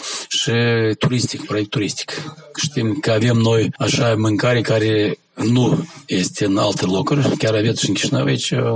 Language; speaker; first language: Romanian; non-native, local second language; Gagauz